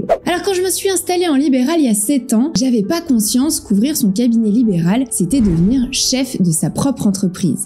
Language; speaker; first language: French; native; French